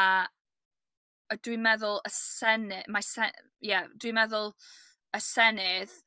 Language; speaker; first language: Welsh; non-native, learner; English